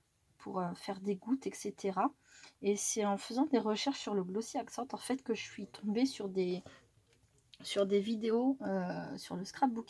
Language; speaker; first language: French; native; French